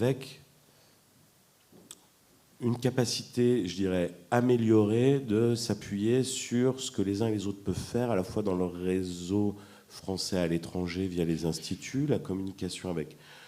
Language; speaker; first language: French; native; French